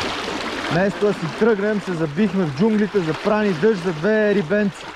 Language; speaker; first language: Bulgarian; native; Bulgarian